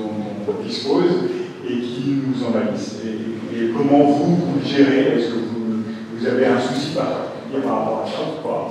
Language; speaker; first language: French; native; French